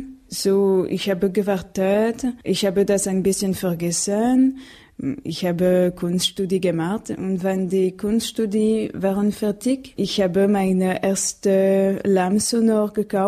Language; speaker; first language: German; non-native, learner; French